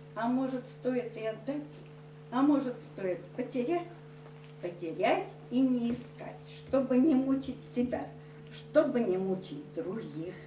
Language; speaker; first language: Russian; non-native, local second language; Ukrainian